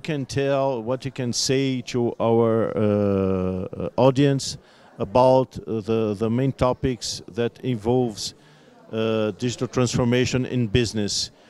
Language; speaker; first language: English; non-native, fluent; Portuguese